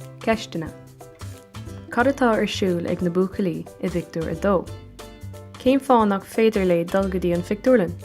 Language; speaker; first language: Irish; non-native, local second language; English